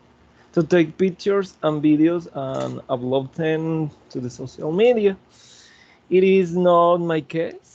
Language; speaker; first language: English; non-native, learner; Spanish